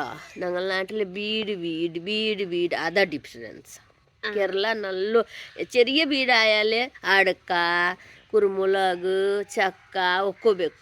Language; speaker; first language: Malayalam; non-native, learner; Hindi